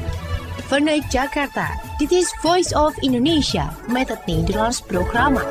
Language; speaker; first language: Dutch; non-native, fluent; Indonesian